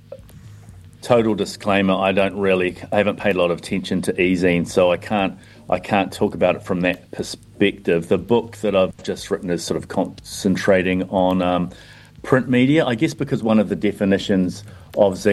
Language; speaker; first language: English; native; English